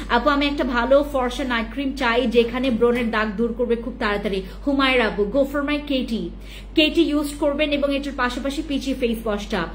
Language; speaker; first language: Bangla; native; Bangla